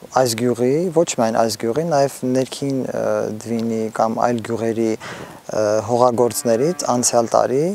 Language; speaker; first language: Armenian; non-native, local second language; Assyrian Neo-Aramaic